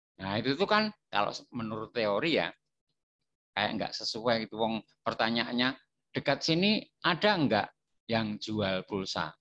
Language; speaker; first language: Indonesian; non-native, local second language; Javanese